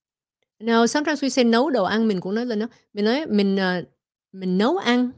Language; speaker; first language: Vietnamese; early bilingual, heritage; Vietnamese